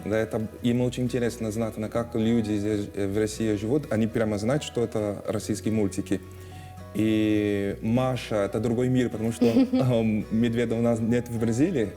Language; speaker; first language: Russian; non-native, fluent; Portuguese